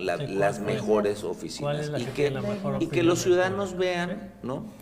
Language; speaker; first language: Spanish; native; Spanish